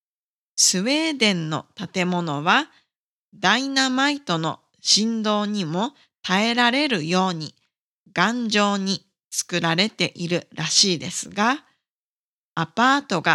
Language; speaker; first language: Japanese; native; Japanese